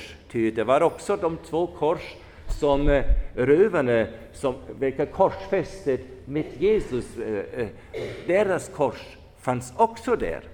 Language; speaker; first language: Swedish; non-native, fluent; German